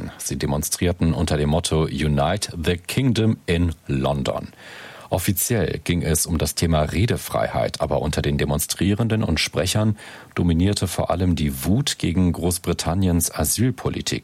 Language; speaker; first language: German; native; German